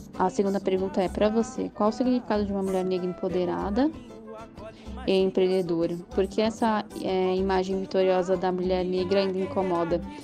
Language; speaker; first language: Portuguese; native; Portuguese